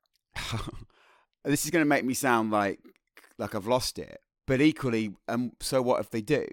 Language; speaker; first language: English; native; English